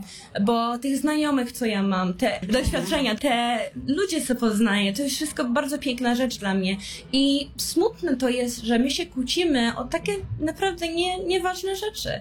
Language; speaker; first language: Polish; early bilingual, heritage; Polish